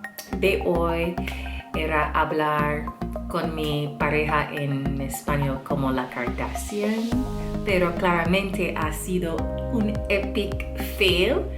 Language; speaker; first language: Spanish; non-native, learner; English